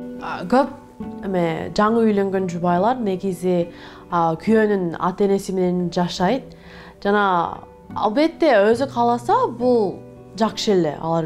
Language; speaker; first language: Kyrgyz; non-native, learner; Korean